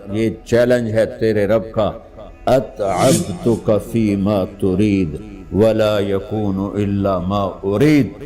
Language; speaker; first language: Urdu; non-native, local second language; Punjabi